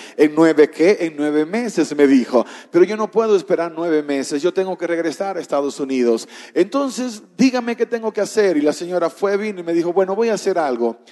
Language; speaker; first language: Spanish; native; Spanish